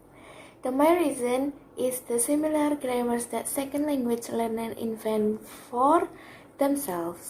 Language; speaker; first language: English; non-native, learner; Indonesian